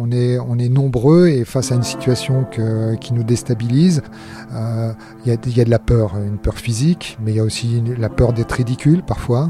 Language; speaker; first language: French; native; French